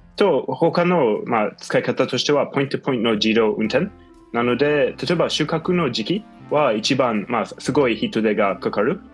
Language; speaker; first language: Japanese; non-native, fluent; English